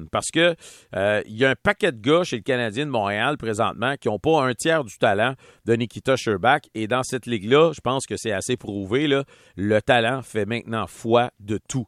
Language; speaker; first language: French; native; French